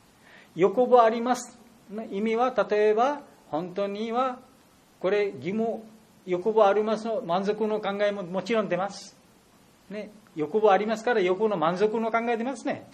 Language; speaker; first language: Japanese; non-native, learner; Bangla